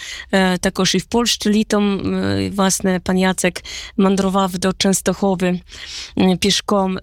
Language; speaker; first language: Polish; non-native, learner; Ukrainian